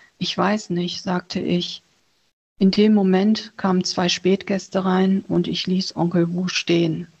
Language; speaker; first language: German; early bilingual, other home language; Chinese